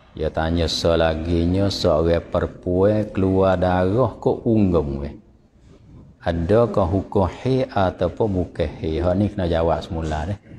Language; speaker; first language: Malay; native; Malay